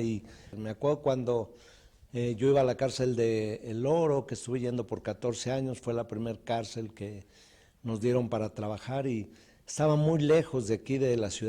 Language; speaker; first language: Spanish; native; Spanish